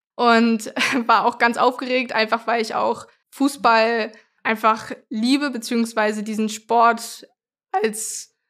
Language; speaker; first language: German; native; German